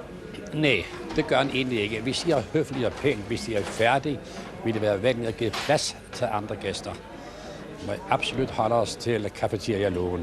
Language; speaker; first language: Danish; native; Danish